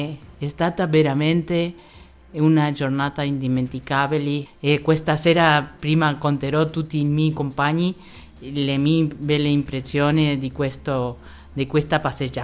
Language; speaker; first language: Italian; early bilingual, heritage; Spanish